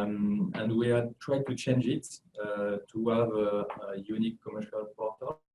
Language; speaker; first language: English; non-native, fluent; French